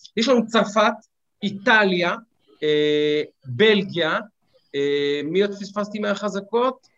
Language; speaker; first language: Hebrew; native; Hebrew